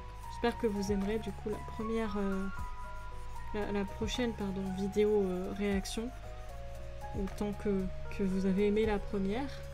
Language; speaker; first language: French; native; French